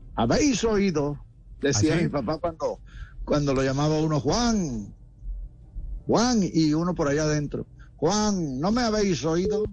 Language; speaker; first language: Spanish; native; Spanish